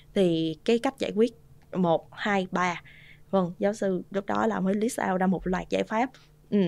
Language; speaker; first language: Vietnamese; native; Vietnamese